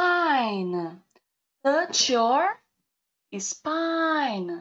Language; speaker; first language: English; non-native, learner; Portuguese